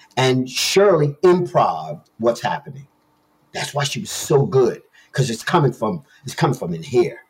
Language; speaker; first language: English; native; English